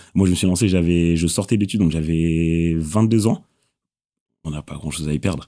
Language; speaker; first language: French; non-native, local second language; Wolof